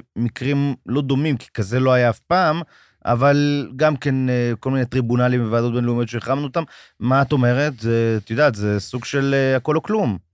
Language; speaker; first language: Hebrew; native; Hebrew